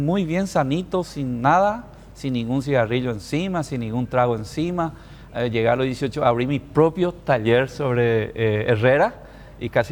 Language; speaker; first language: Spanish; native; Spanish